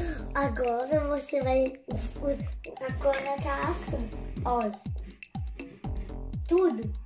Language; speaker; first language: Portuguese; early bilingual, other home language; French